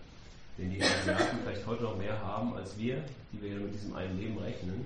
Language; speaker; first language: German; native; German